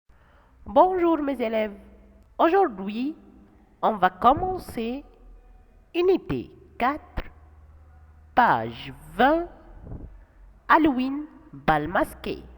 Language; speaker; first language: French; non-native, fluent; Arabic